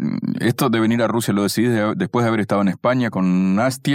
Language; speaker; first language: Spanish; native; Spanish